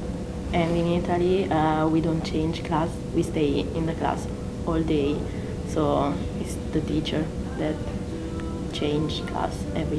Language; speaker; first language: English; non-native, fluent; Italian